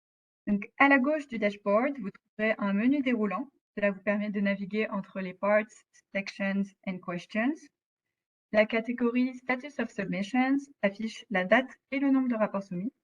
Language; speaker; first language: French; native; French